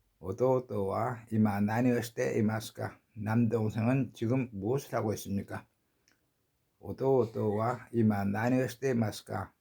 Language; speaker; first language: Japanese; non-native, learner; Korean